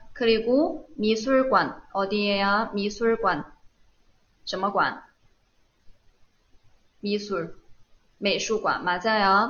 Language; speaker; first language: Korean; non-native, fluent; Chinese